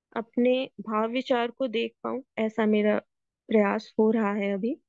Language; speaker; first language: Hindi; native; Hindi